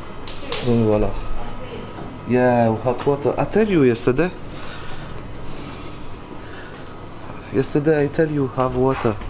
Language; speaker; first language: English; non-native, learner; French